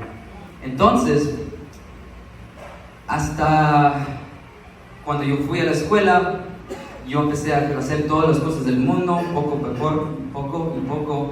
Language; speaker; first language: Spanish; early bilingual, heritage; Spanish